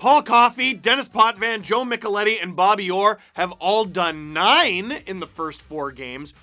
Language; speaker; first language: English; native; English